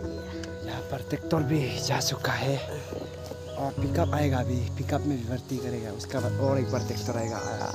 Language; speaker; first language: Hindi; non-native, local second language; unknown